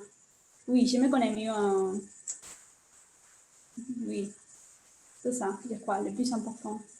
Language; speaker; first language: French; non-native, learner; Spanish